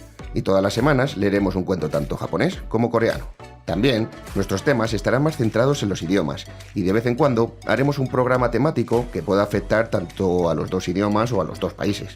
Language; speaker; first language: Spanish; native; Spanish